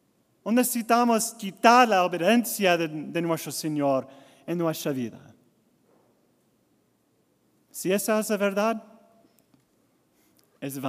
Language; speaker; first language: Spanish; non-native, learner; English